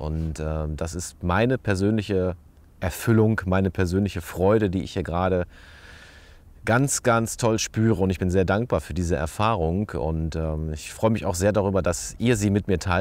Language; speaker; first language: German; native; German